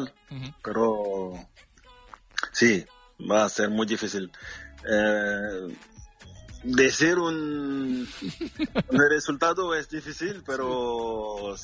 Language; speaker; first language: Spanish; non-native, fluent; French